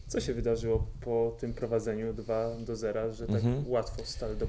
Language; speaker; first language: Polish; native; Polish